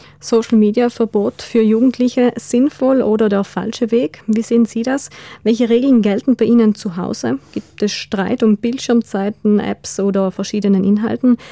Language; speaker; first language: German; native; German